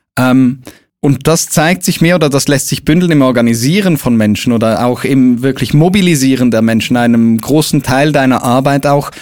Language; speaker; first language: German; native; German